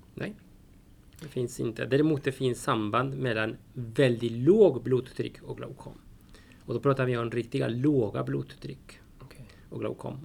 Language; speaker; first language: Swedish; non-native, fluent; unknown